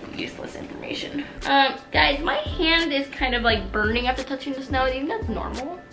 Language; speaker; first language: English; native; English